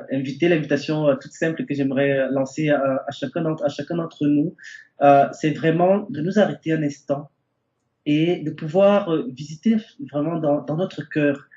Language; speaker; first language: French; native; French